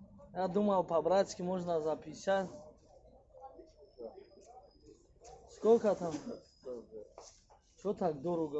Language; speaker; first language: Russian; non-native, fluent; Tajik